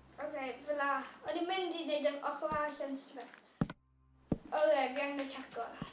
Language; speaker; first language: Welsh; native; Welsh